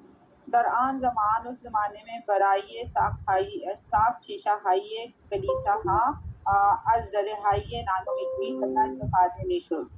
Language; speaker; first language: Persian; non-native, learner; Urdu